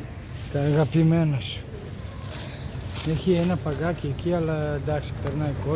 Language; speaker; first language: Greek; non-native, fluent; Bulgarian